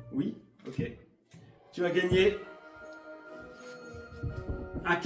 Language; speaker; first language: French; native; French